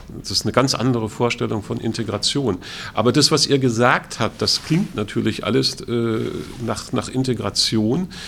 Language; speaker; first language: German; native; German